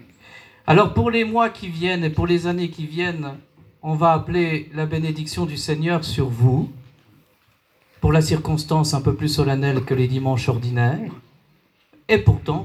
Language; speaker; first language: French; native; French